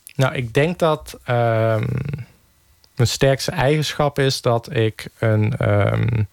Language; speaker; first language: Dutch; native; Dutch